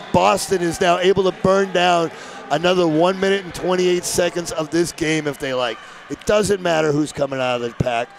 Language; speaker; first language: English; native; English